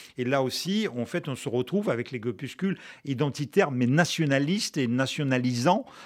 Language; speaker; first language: French; non-native, fluent; Russian